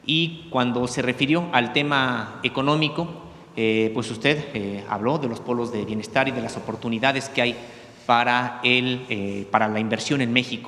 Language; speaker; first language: Spanish; native; Spanish